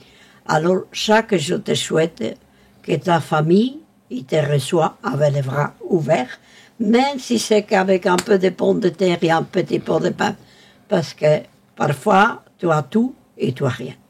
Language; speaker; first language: French; non-native, local second language; Spanish